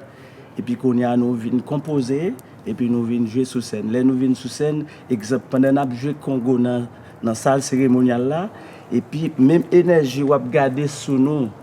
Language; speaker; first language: French; non-native, learner; Haitian Creole